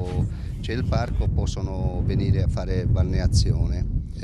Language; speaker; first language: Italian; native; Italian